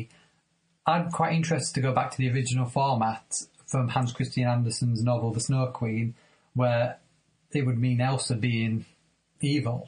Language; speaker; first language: English; native; English